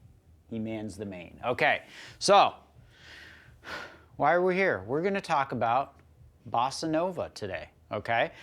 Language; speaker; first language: English; native; English